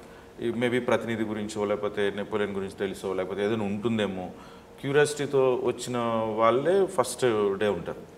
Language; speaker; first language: Telugu; native; Telugu